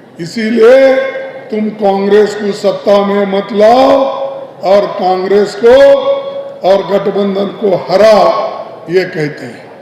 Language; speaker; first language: Hindi; non-native, local second language; Kannada